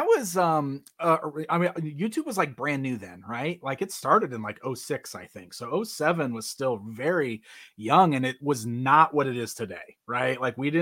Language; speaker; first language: English; native; English